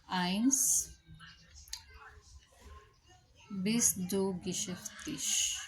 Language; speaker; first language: German; non-native, learner; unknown